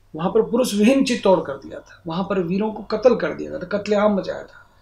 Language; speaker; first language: Hindi; native; Hindi